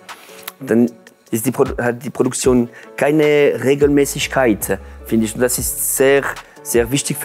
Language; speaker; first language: German; non-native, local second language; French